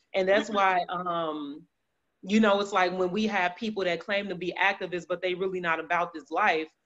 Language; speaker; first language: English; native; English